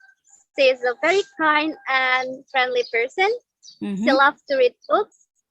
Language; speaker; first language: English; non-native, learner; Indonesian